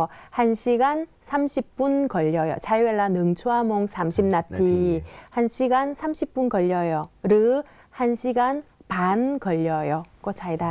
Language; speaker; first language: Thai; non-native, fluent; Korean